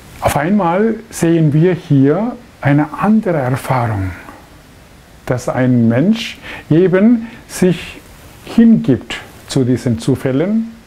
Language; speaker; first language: German; non-native, fluent; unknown